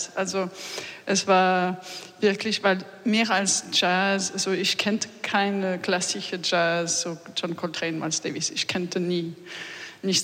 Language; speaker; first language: German; non-native, learner; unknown